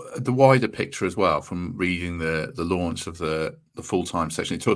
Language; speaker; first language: English; native; English